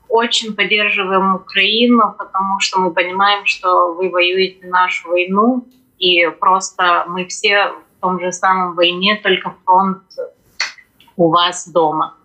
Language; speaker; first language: Ukrainian; non-native, learner; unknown